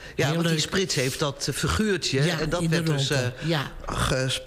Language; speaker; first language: Dutch; native; Dutch